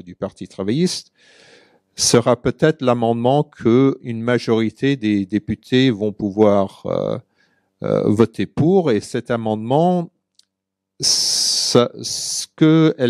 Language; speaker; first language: French; early bilingual, other home language; English